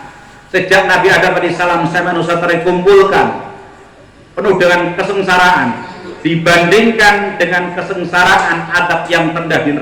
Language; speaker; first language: Indonesian; non-native, local second language; Javanese